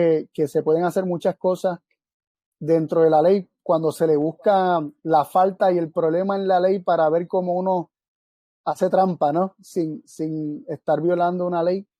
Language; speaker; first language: Spanish; native; Spanish